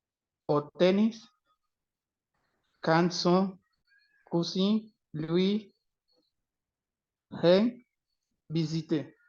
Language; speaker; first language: French; non-native, learner; Spanish